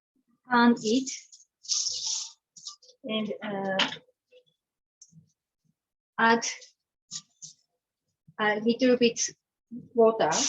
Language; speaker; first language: English; non-native, learner; Japanese